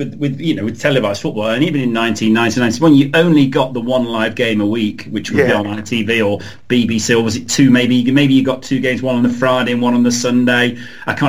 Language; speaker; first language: English; native; English